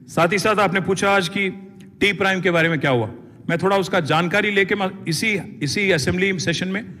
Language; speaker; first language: Hindi; non-native, local second language; Telugu